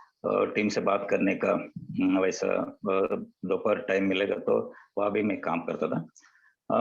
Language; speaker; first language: Hindi; non-native, local second language; Kannada